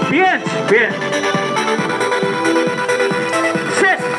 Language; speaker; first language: Polish; non-native, learner; Japanese